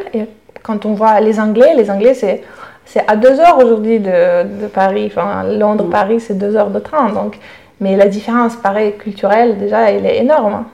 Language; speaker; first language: French; non-native, fluent; Russian